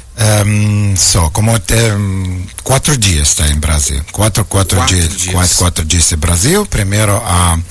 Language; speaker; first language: Portuguese; non-native, learner; Ukrainian